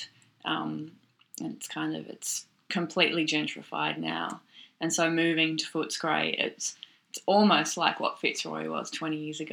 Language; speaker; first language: English; native; English